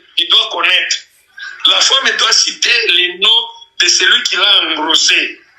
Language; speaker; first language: French; non-native, local second language; Nande